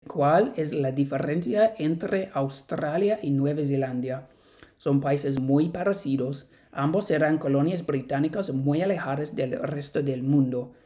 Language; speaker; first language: Spanish; non-native, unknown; English